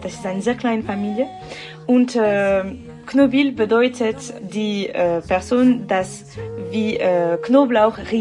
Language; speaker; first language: German; non-native, local second language; French